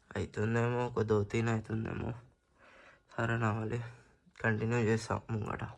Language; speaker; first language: Telugu; non-native, local second language; Marathi